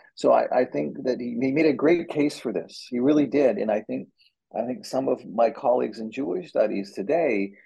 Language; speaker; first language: English; native; English